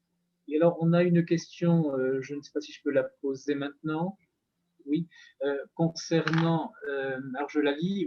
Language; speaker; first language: French; native; French